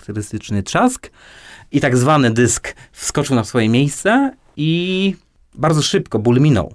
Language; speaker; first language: Polish; native; Polish